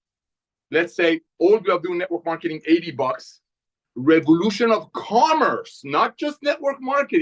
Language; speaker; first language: English; native; English